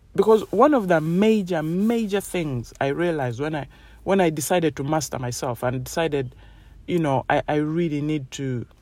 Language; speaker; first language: English; non-native, local second language; Ganda